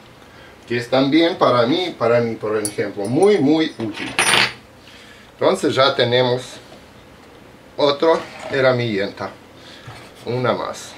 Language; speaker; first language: Spanish; non-native, learner; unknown